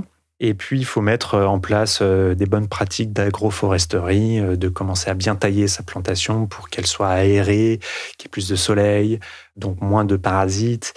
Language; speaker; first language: French; native; French